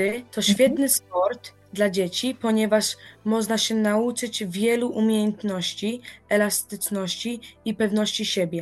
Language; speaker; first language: Polish; early bilingual, heritage; Polish